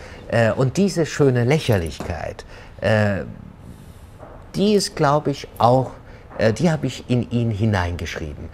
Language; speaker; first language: German; early bilingual, other home language; Turkish